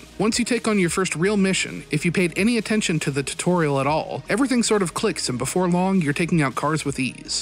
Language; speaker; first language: English; native; English